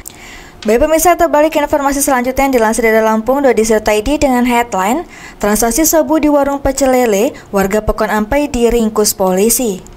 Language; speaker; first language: Indonesian; native; Indonesian